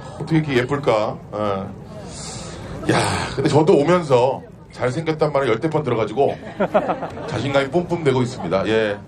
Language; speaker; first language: Korean; native; Korean